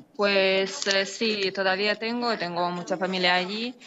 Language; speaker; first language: Spanish; non-native, fluent; Ukrainian